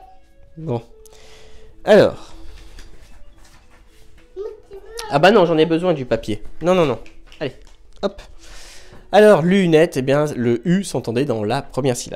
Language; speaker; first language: French; native; French